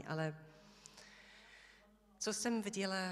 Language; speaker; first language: Czech; non-native, learner; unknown